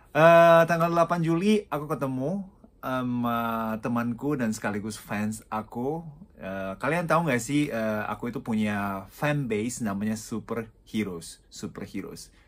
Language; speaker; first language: Indonesian; non-native, fluent; Japanese